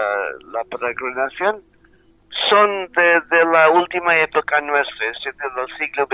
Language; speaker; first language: Spanish; non-native, fluent; English